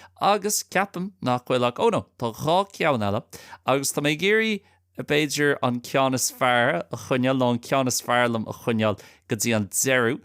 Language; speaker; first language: Irish; non-native, local second language; English